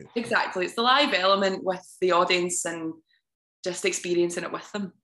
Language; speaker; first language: English; native; English